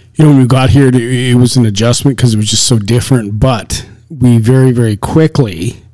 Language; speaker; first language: English; native; English